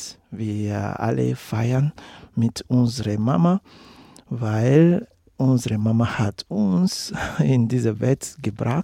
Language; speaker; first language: German; non-native, learner; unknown